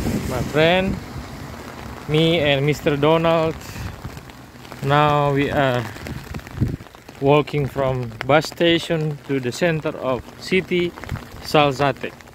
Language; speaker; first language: English; non-native, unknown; Indonesian